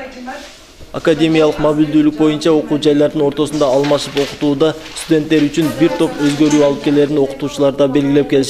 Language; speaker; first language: Kyrgyz; native; Kyrgyz